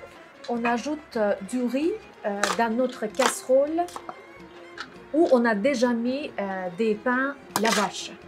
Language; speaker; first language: French; non-native, fluent; Azerbaijani